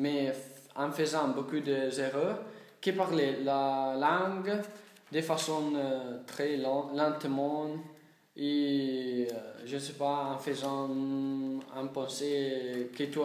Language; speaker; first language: French; non-native, learner; Italian